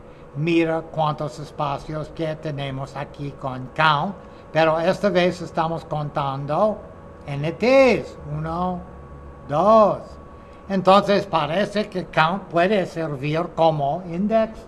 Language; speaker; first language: Spanish; non-native, fluent; English